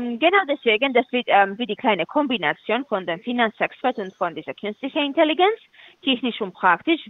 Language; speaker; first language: German; non-native, fluent; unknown